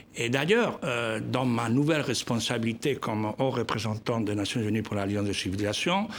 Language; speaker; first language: French; non-native, fluent; Spanish